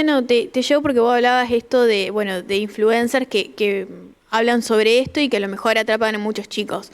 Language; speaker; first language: Spanish; native; Spanish